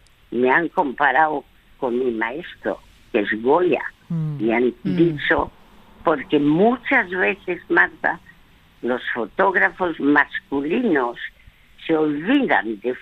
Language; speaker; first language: Spanish; early bilingual, other home language; French